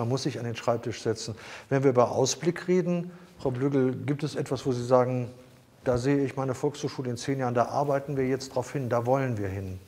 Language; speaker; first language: German; native; German